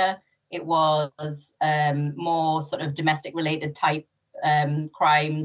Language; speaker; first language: English; native; English